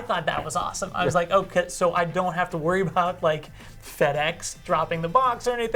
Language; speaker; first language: English; native; English